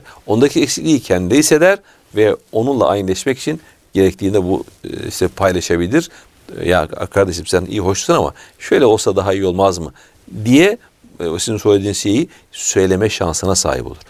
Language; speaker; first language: Turkish; native; Turkish